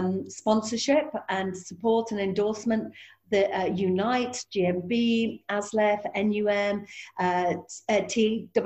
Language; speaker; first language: English; native; English